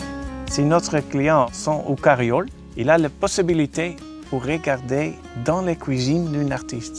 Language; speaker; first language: French; non-native, learner; Dutch